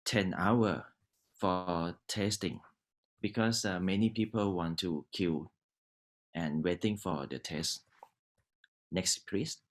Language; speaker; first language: English; non-native, learner; Thai